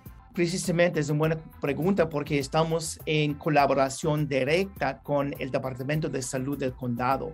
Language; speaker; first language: Spanish; non-native, learner; English